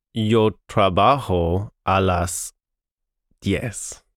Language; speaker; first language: Spanish; non-native, learner; English